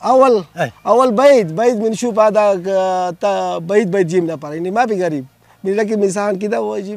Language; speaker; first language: Arabic; non-native, learner; Pashto